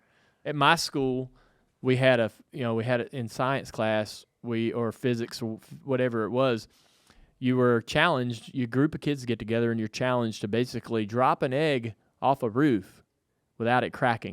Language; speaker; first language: English; native; English